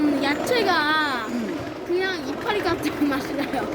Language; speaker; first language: Korean; early bilingual, heritage; Korean